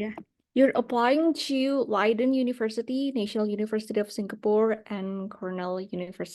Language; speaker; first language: English; non-native, fluent; Indonesian